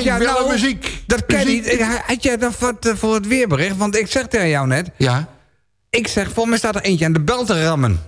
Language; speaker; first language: Dutch; native; Dutch